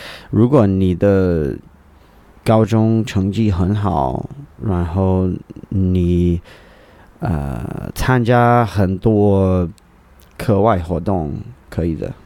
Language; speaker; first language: Chinese; non-native, learner; English